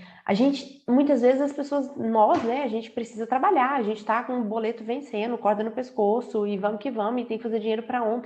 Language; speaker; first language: Portuguese; native; Portuguese